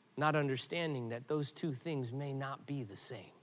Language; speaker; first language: English; native; English